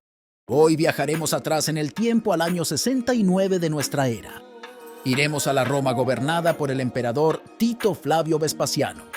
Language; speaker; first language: Spanish; native; Spanish